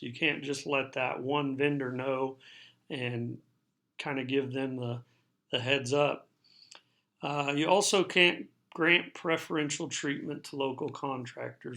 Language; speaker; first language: English; native; English